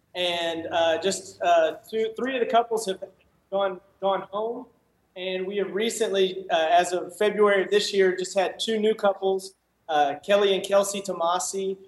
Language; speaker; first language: English; native; English